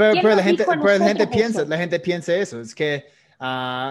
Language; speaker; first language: Spanish; non-native, fluent; English